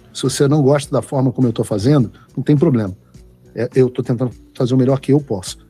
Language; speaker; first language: Portuguese; native; Portuguese